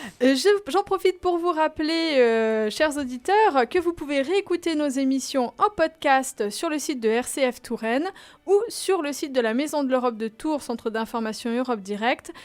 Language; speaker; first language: French; native; French